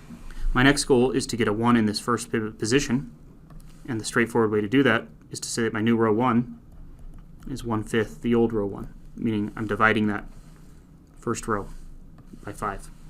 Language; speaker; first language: English; native; English